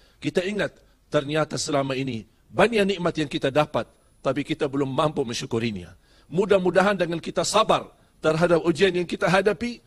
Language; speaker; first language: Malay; non-native, fluent; Arabic